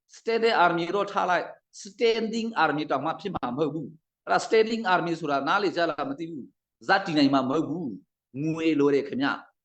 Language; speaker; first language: Burmese; non-native, local second language; Hakha Chin